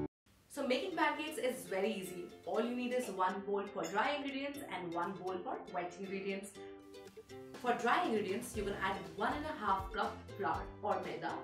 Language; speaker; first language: English; non-native, local second language; Hindi